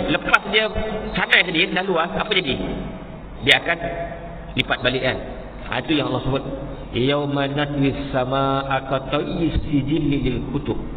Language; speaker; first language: Malay; native; Malay